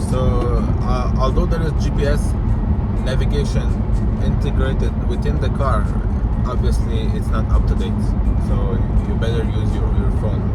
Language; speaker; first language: English; non-native, fluent; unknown